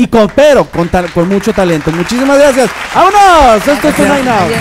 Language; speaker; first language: Spanish; native; Spanish